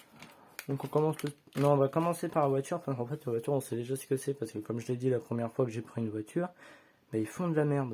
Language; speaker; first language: French; native; French